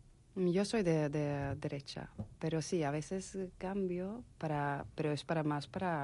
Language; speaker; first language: Spanish; non-native, fluent; Swedish